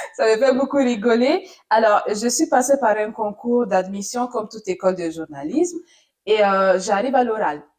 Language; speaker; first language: French; non-native, fluent; Italian